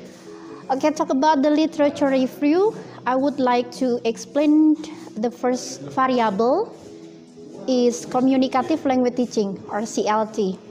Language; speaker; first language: English; non-native, fluent; Indonesian